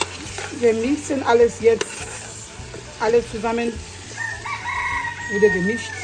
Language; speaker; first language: German; non-native, fluent; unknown